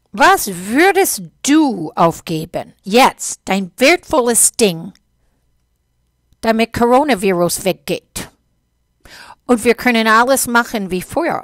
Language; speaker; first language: German; non-native, fluent; English